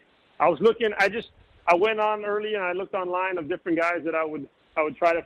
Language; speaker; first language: English; native; English